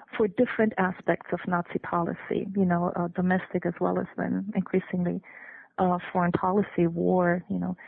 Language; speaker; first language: English; non-native, fluent; German